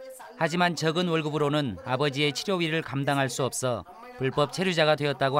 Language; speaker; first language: Korean; native; Korean